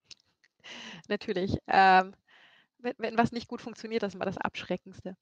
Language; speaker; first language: German; native; German